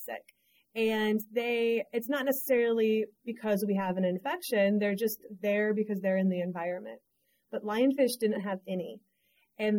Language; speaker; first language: English; native; English